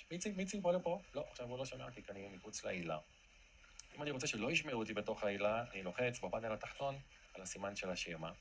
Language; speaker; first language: Hebrew; native; Hebrew